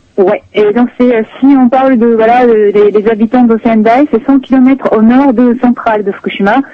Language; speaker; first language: French; non-native, fluent; Japanese